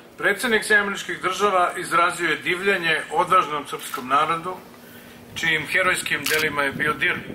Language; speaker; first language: Serbian; native; Serbian